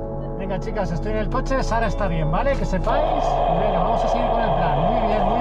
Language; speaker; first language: Spanish; native; Spanish